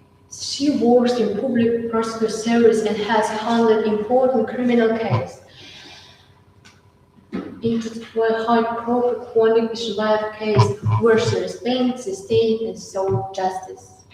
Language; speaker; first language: English; non-native, learner; Russian